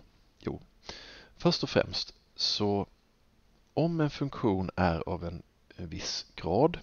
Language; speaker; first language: Swedish; native; Swedish